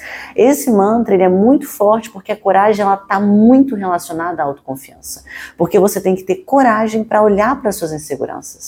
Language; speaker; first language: Portuguese; native; Portuguese